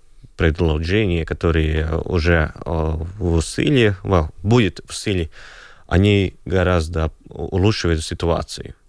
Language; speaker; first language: Russian; non-native, local second language; Latvian